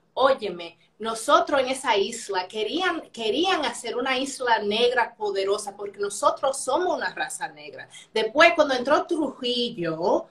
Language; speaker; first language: Spanish; early bilingual, other home language; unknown